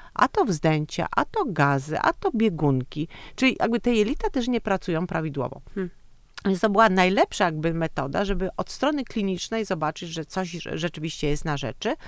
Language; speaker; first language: Polish; native; Polish